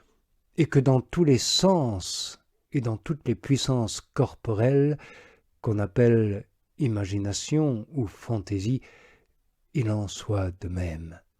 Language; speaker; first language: French; native; French